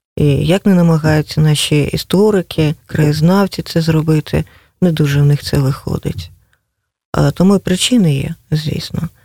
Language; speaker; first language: Ukrainian; native; Ukrainian